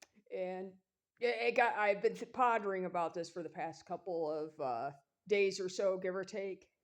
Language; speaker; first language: English; native; English